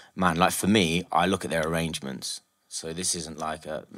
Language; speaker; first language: English; native; English